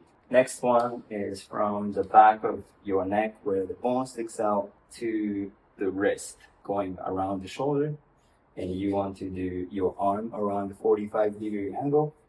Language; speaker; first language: English; non-native, fluent; Japanese